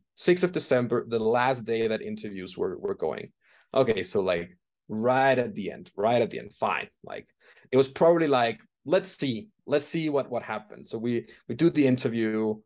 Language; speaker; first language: English; non-native, fluent; Danish